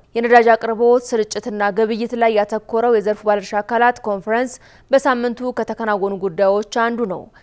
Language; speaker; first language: Amharic; native; Amharic